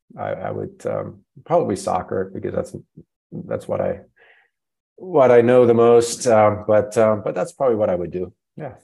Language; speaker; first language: English; non-native, fluent; German